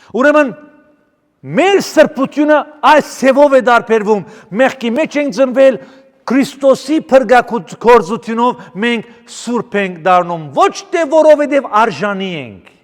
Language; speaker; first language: Armenian; early bilingual, heritage; Armenian